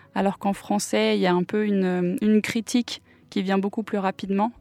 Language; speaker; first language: French; non-native, local second language; English